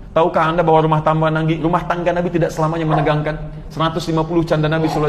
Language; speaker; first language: Indonesian; native; Indonesian